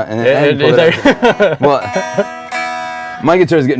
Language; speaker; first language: English; native; English